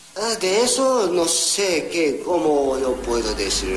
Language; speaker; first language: Spanish; non-native, fluent; Korean